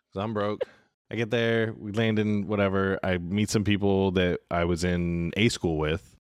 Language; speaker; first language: English; native; English